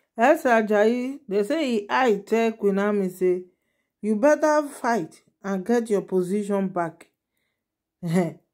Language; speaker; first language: Nigerian Pidgin; non-native, local second language; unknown